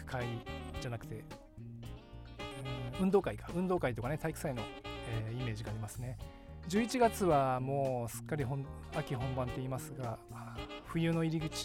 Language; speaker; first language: Japanese; native; Japanese